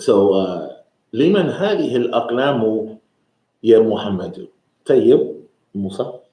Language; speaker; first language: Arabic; non-native, fluent; English